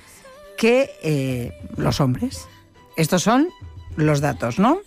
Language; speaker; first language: Spanish; native; Spanish